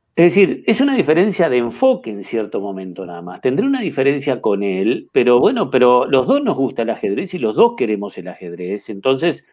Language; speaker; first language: Spanish; native; Spanish